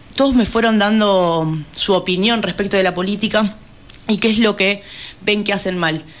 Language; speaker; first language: Spanish; native; Spanish